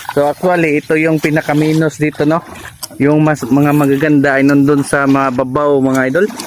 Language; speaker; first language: Filipino; non-native, local second language; Hiligaynon